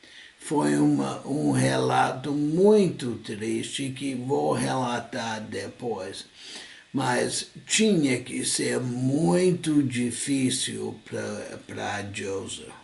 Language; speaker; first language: Portuguese; non-native, fluent; English